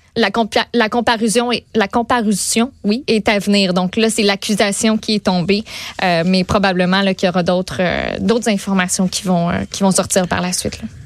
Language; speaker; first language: French; native; French